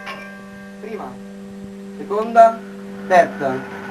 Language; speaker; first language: Italian; native; Italian